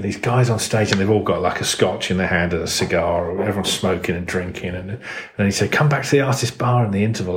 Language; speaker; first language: English; native; English